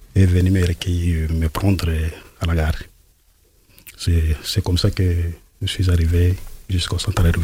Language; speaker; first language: French; non-native, local second language; Lingala